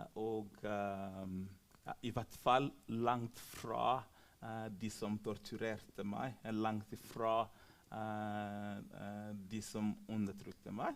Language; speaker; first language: Norwegian; non-native, fluent; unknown